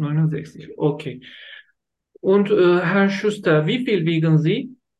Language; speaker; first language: German; non-native, learner; Turkish